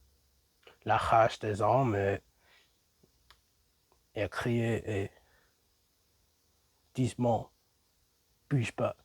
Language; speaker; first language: French; non-native, learner; English